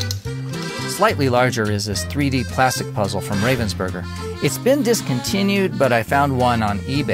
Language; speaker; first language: English; native; English